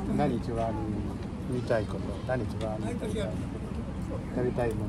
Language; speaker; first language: Japanese; non-native, learner; English